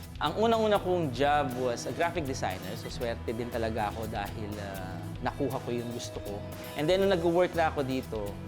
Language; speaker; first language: Filipino; native; Filipino